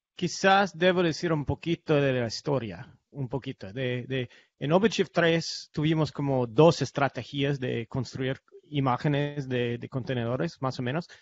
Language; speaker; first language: Spanish; non-native, learner; English